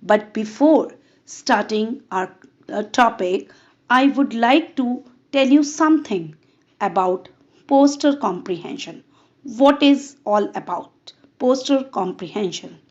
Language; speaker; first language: English; non-native, local second language; Punjabi